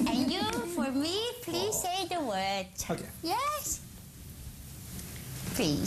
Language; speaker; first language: English; non-native, learner; Dutch